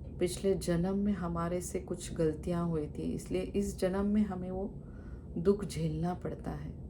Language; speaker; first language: Hindi; non-native, local second language; Marathi